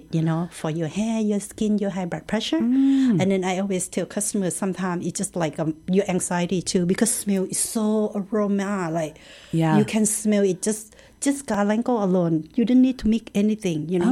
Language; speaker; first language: English; non-native, learner; Thai